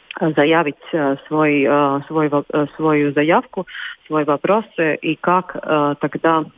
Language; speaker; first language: Russian; non-native, local second language; Latvian